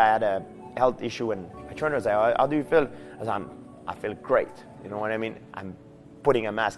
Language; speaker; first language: English; non-native, local second language; French